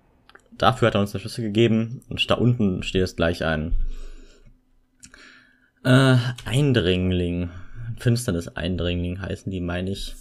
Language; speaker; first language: German; native; German